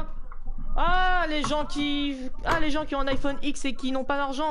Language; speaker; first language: French; native; French